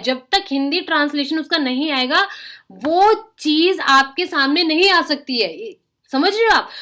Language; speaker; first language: Hindi; native; Hindi